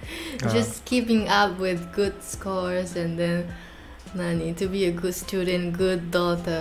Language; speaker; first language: English; non-native, fluent; Japanese